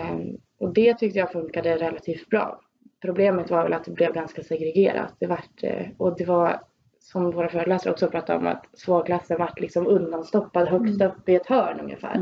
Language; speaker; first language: Swedish; native; Swedish